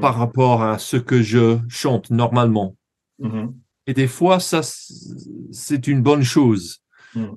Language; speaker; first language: French; non-native, fluent; English